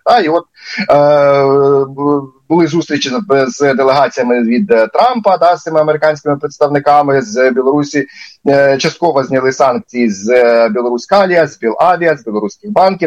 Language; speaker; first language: Ukrainian; native; Ukrainian